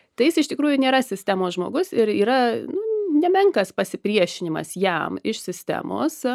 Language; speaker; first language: Lithuanian; early bilingual, heritage; Lithuanian